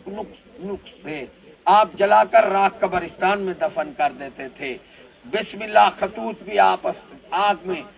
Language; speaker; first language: Urdu; non-native, local second language; Punjabi